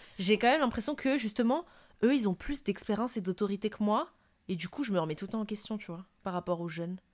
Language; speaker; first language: French; non-native, local second language; Malagasy